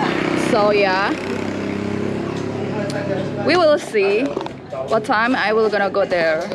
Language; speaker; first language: English; non-native, learner; Indonesian